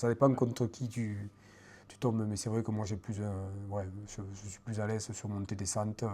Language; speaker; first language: French; native; French